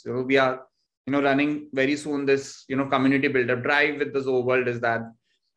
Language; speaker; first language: English; non-native, local second language; Hindi